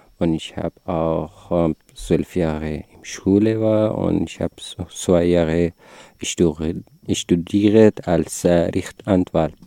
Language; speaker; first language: German; non-native, learner; Persian